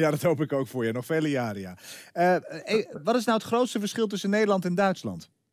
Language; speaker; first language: Dutch; native; Dutch